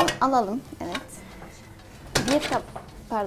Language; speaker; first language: Turkish; non-native, learner; Arabic